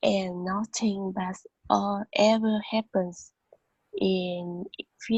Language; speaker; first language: English; non-native, learner; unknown